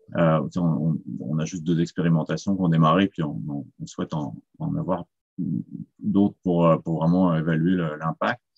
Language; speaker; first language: French; native; French